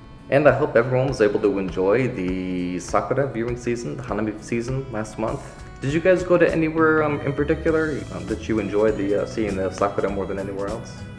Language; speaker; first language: English; native; English